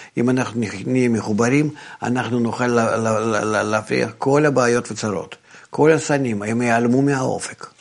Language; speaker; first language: Hebrew; non-native, fluent; Russian